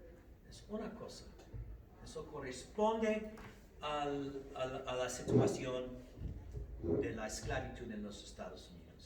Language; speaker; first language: Spanish; non-native, fluent; English